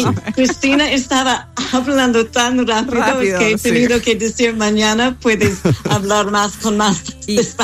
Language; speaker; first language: Spanish; non-native, fluent; English